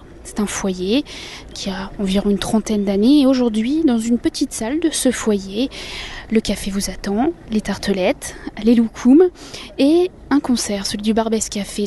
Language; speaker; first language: French; native; French